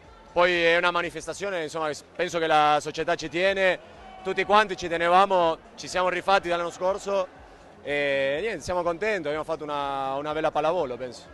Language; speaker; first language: Italian; non-native, fluent; Spanish